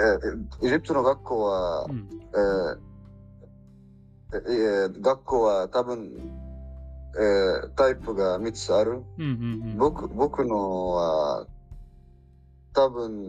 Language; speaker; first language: Japanese; non-native, learner; Arabic